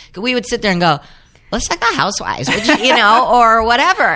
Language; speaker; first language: English; native; English